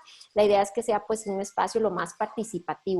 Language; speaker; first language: Spanish; native; Spanish